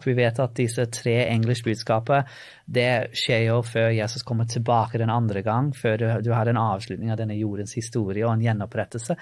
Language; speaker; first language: Norwegian; non-native, fluent; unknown